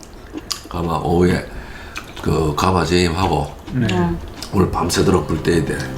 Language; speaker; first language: Korean; native; Korean